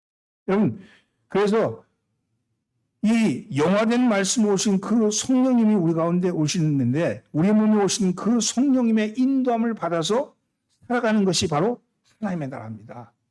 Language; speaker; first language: Korean; native; Korean